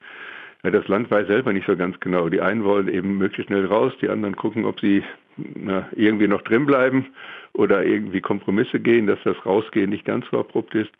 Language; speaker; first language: German; native; German